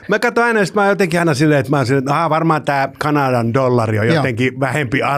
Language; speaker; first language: Finnish; native; Finnish